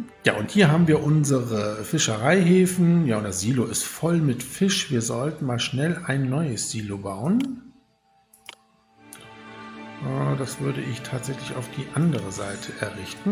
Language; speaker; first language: German; native; German